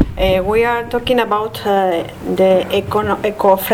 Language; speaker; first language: English; non-native, learner; Spanish